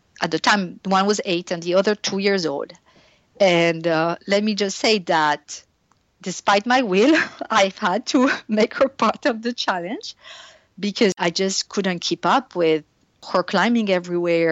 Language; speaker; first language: English; non-native, fluent; French